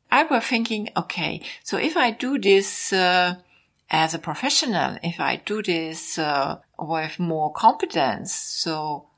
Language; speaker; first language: English; non-native, learner; German